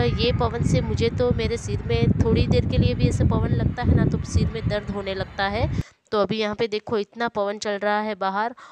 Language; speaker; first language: Hindi; non-native, local second language; Gujarati